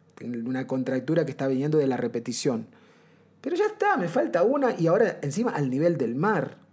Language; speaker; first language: Spanish; native; Spanish